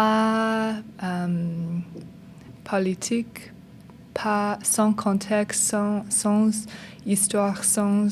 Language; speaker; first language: French; non-native, learner; English